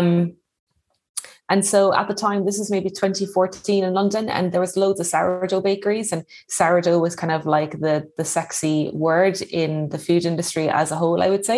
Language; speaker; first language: English; native; English